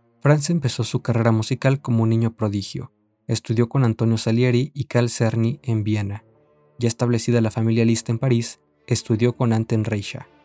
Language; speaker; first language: Spanish; native; Spanish